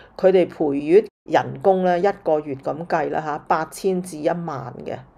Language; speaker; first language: Cantonese; native; Cantonese